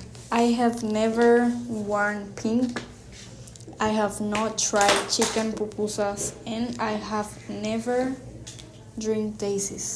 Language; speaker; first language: English; non-native, learner; Spanish